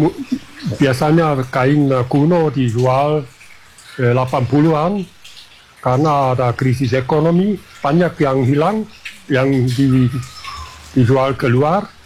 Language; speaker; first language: Indonesian; non-native, fluent; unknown